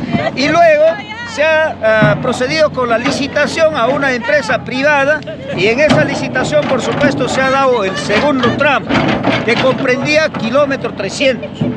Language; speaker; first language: Spanish; native; Spanish